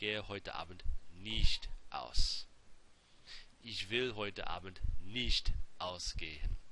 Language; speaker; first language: German; non-native, fluent; English